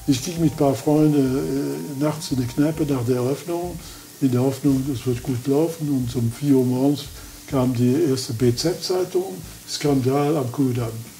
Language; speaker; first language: German; non-native, fluent; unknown